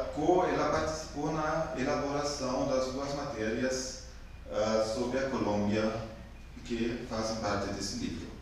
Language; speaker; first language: Portuguese; non-native, fluent; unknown